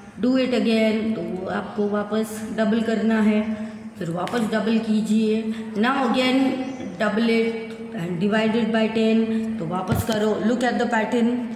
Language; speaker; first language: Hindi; non-native, local second language; Gujarati